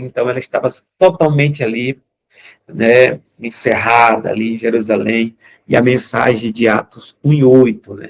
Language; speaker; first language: Portuguese; native; Portuguese